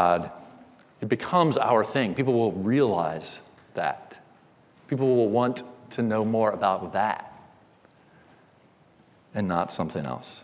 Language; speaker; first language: English; native; English